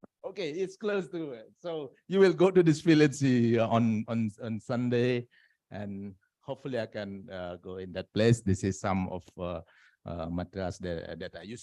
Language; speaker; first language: English; non-native, fluent; Indonesian